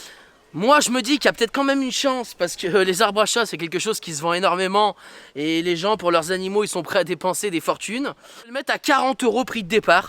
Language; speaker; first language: French; native; French